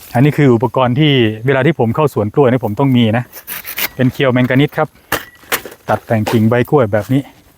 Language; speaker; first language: Thai; native; Thai